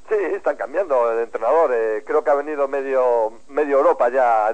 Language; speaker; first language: Spanish; native; Spanish